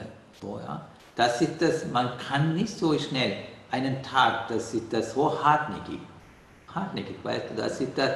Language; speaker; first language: German; non-native, learner; Sinhala